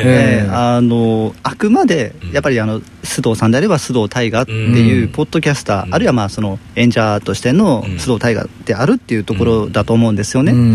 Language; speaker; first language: Japanese; native; Japanese